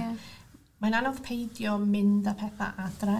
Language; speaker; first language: Welsh; non-native, local second language; English